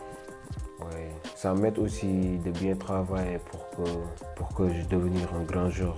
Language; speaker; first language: French; non-native, local second language; Wolof